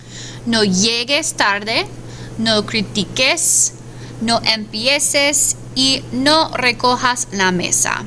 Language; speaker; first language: Spanish; non-native, fluent; English